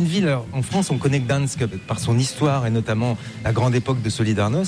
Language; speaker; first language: French; native; French